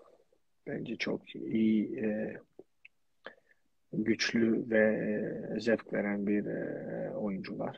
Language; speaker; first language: Turkish; non-native, fluent; Georgian